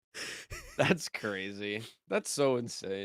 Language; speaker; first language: English; native; English